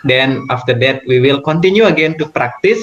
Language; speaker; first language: English; non-native, fluent; Indonesian